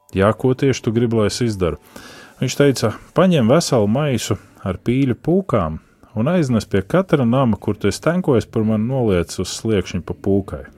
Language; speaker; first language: Latvian; native; Latvian